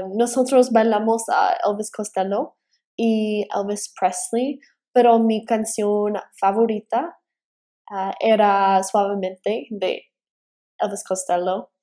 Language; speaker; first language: Spanish; early bilingual, heritage; Spanish